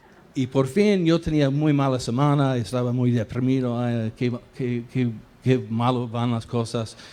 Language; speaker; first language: Spanish; non-native, fluent; English